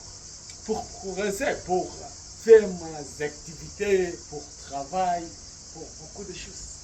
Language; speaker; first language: French; non-native, learner; Arabic